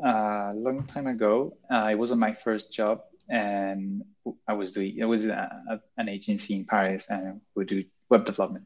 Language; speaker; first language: English; non-native, fluent; Spanish